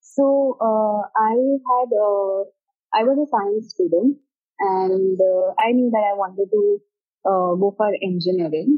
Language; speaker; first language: English; non-native, local second language; Hindi